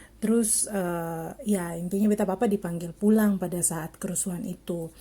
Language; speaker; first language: Indonesian; native; Indonesian